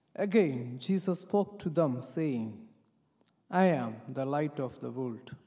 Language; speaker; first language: English; non-native, local second language; Malayalam